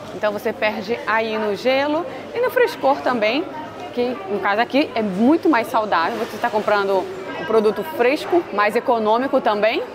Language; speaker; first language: Portuguese; native; Portuguese